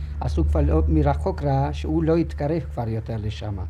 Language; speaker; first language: Hebrew; non-native, fluent; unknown